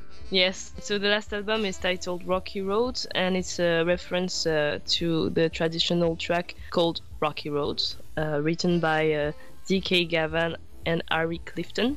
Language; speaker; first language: English; non-native, fluent; French